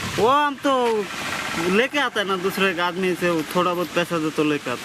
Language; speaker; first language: Hindi; non-native, learner; Bangla